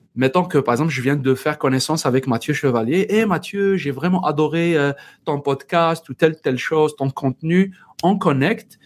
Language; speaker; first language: French; non-native, local second language; Berber languages